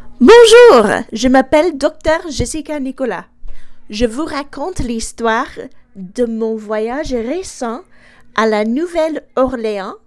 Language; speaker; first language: French; non-native, fluent; English